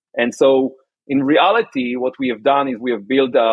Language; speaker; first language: English; non-native, fluent; Hebrew